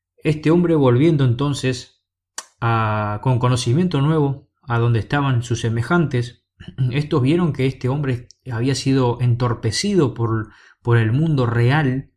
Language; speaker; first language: Spanish; native; Spanish